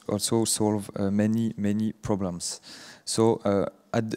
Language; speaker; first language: English; non-native, fluent; French